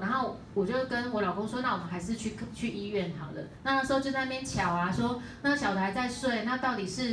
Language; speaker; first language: Chinese; native; Chinese